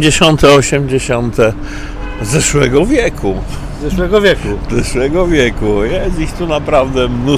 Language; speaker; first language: Polish; native; Polish